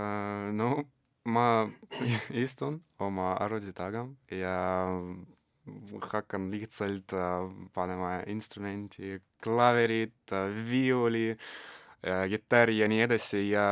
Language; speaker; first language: Estonian; non-native, local second language; Russian